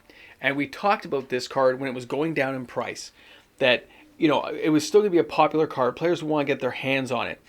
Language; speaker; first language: English; native; English